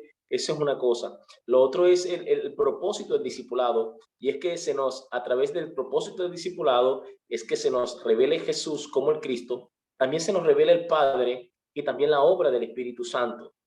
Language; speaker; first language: Spanish; native; Spanish